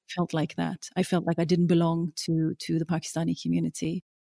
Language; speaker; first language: English; early bilingual, other home language; Norwegian